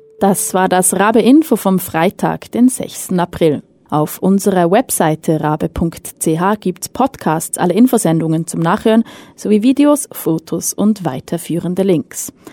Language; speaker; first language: German; native; German